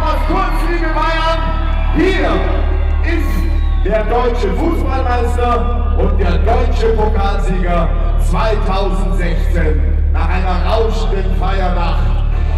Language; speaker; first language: German; native; German